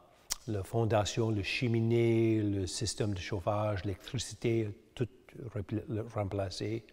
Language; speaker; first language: French; early bilingual, heritage; English